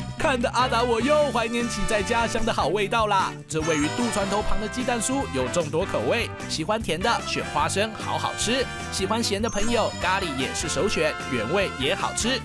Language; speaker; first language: Chinese; native; Chinese